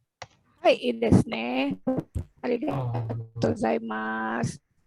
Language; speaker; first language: Japanese; non-native, fluent; Indonesian